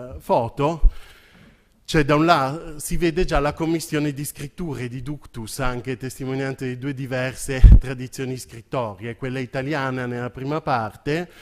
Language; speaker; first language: Italian; native; Italian